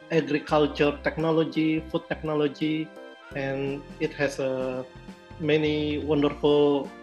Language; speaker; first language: English; non-native, fluent; Indonesian